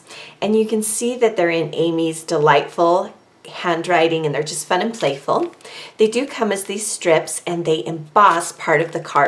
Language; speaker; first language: English; native; English